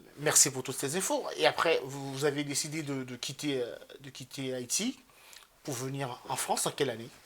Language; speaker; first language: French; non-native, local second language; Haitian Creole